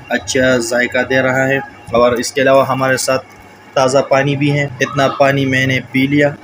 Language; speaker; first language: Urdu; non-native, local second language; Pashto